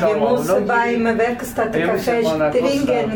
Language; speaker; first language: German; non-native, fluent; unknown